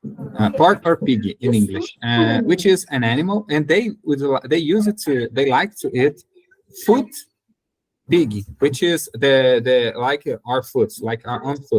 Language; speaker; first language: English; non-native, learner; Portuguese